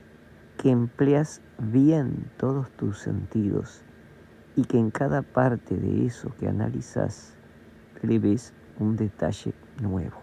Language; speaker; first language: Spanish; native; Spanish